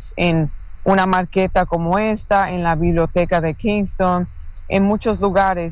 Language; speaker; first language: Spanish; non-native, fluent; English